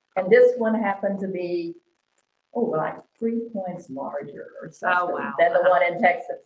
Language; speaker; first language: English; native; English